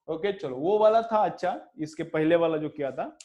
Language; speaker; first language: Hindi; non-native, local second language; Marathi